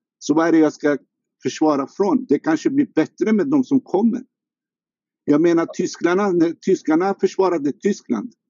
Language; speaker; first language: Swedish; non-native, fluent; Albanian